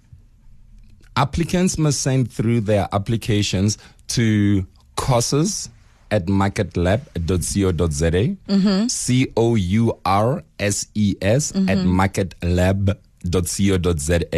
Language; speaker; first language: English; non-native, local second language; Northern Sotho